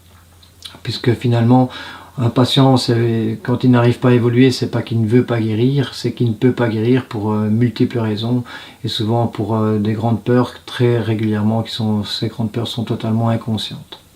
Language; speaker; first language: French; native; French